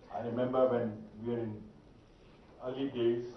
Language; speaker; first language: English; non-native, local second language; Marathi